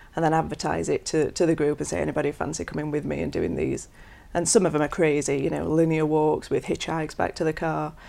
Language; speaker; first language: English; native; English